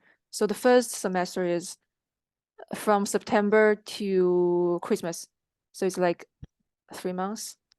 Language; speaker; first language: English; non-native, fluent; Chinese